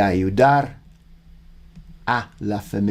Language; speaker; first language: Spanish; non-native, learner; English